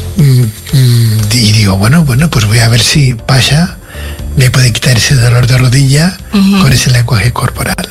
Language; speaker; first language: Spanish; native; Spanish